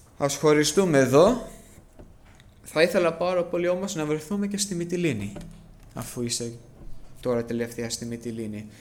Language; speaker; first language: Greek; early bilingual, heritage; Greek